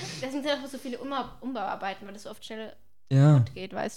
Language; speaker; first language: German; native; German